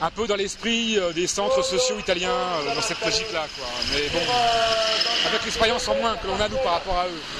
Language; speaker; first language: French; native; French